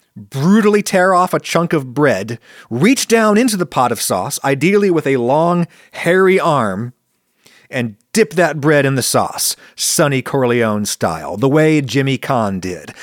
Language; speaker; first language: English; early bilingual, other home language; Italian